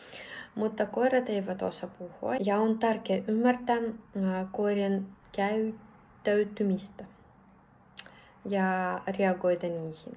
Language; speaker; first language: Finnish; non-native, fluent; Russian